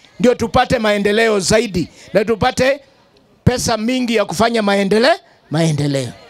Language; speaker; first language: Swahili; non-native, local second language; Luyia